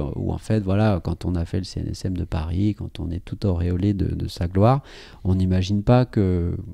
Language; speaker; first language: French; native; French